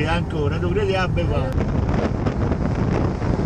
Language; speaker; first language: Italian; native; Italian